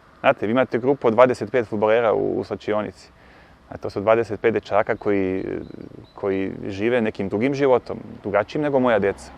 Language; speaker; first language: Bosnian; native; Bosnian